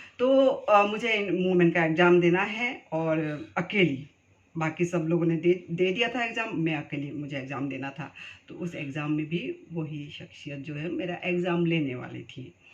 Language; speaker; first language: Hindi; non-native, local second language; Assamese